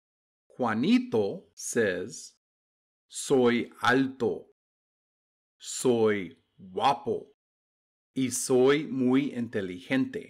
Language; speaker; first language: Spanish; non-native, fluent; English